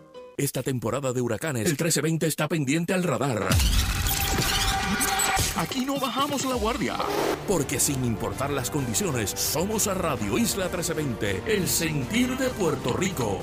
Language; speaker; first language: Spanish; native; Spanish